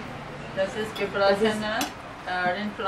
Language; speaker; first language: German; non-native, learner; Burmese